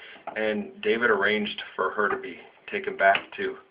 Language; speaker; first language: English; native; English